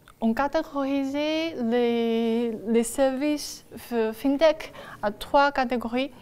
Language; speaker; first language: French; non-native, fluent; Chinese